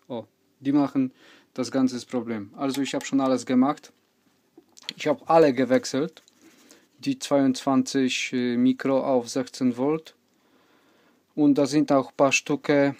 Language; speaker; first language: German; non-native, learner; Polish